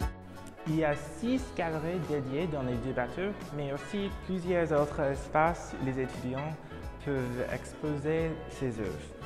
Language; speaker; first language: French; non-native, learner; English